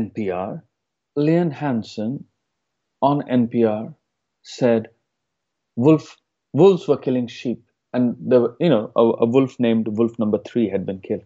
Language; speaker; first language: English; non-native, local second language; Hindi